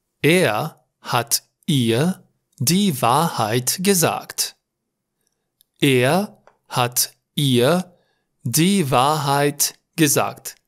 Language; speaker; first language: German; non-native, learner; Romanian